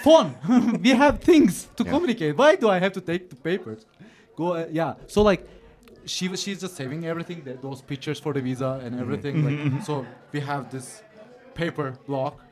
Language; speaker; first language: English; non-native, fluent; Turkish